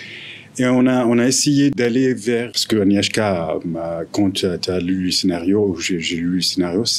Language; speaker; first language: French; non-native, fluent; Arabic